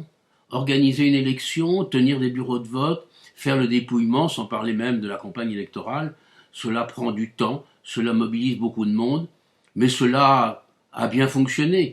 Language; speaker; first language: French; native; French